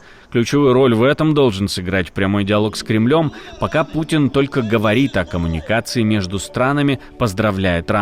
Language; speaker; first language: Russian; native; Russian